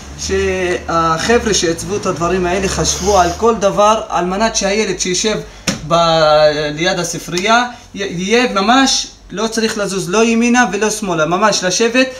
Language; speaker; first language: Hebrew; non-native, local second language; Arabic